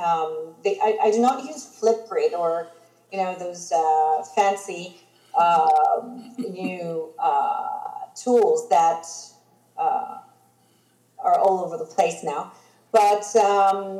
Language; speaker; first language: English; non-native, fluent; Greek